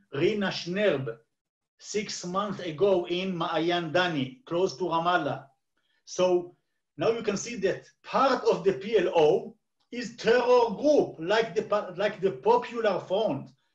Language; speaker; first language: English; non-native, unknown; Hebrew